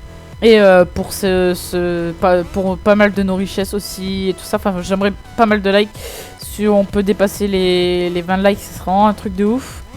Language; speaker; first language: French; native; French